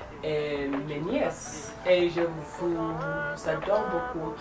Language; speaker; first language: French; non-native, local second language; Lingala